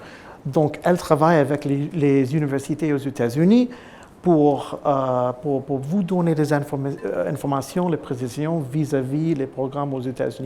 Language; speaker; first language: French; non-native, fluent; English